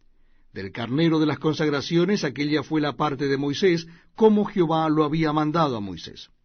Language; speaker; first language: Spanish; native; Spanish